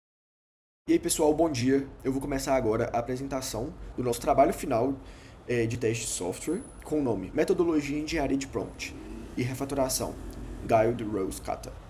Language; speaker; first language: Portuguese; native; Portuguese